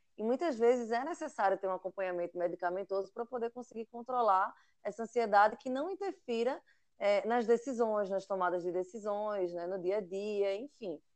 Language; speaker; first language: Portuguese; native; Portuguese